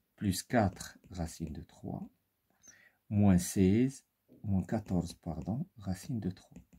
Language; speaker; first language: French; non-native, local second language; Arabic